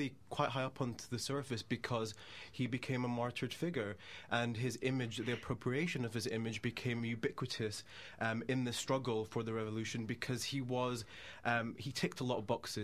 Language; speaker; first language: English; native; English